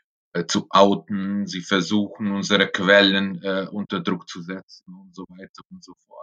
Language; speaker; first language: German; non-native, fluent; Hungarian